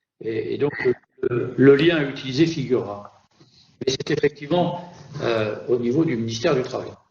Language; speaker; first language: French; native; French